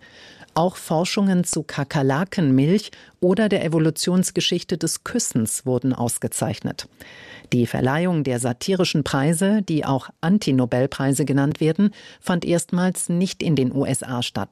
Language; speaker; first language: German; native; German